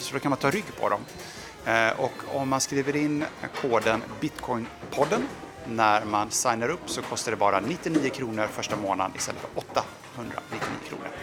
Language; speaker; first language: Swedish; native; Swedish